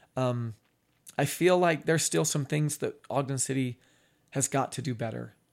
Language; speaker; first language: English; native; English